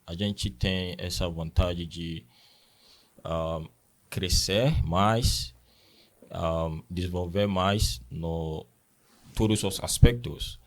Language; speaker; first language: Portuguese; non-native, learner; Akan